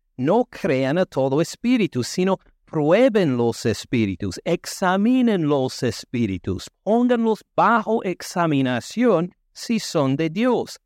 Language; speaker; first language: Spanish; non-native, fluent; English